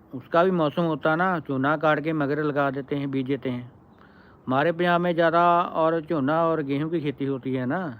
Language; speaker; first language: Hindi; non-native, local second language; Punjabi